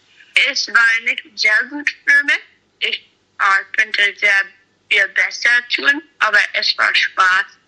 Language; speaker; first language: German; non-native, learner; English